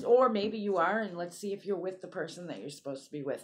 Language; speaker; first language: English; native; English